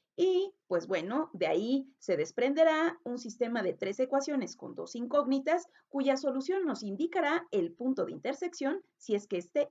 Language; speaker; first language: Spanish; native; Spanish